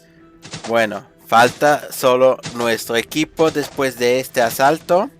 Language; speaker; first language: Spanish; non-native, fluent; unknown